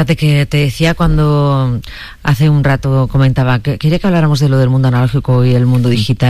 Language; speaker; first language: Spanish; native; Spanish